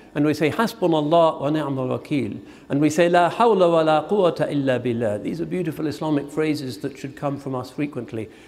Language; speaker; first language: English; native; English